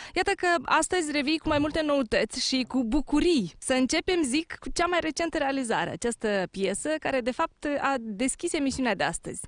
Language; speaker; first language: Romanian; native; Romanian